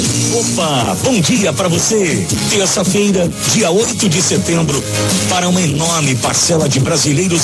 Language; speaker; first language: Portuguese; native; Portuguese